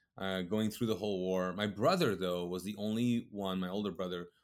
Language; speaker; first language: English; early bilingual, other home language; Urdu